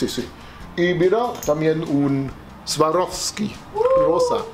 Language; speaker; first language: Spanish; non-native, fluent; German